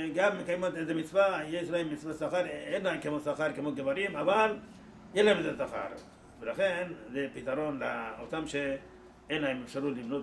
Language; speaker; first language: Hebrew; non-native, fluent; Persian